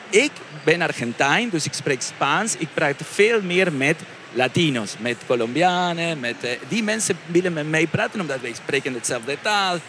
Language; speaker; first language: Dutch; non-native, fluent; Spanish